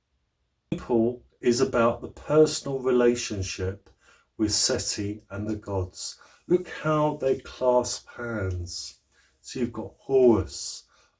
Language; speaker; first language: English; native; English